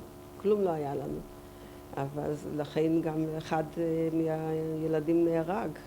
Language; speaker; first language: Hebrew; non-native, fluent; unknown